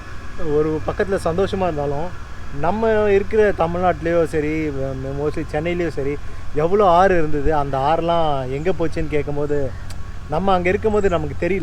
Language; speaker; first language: Tamil; native; Tamil